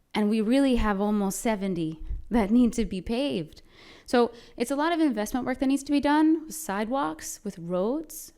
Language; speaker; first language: English; native; English